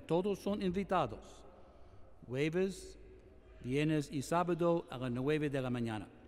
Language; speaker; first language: Spanish; non-native, fluent; English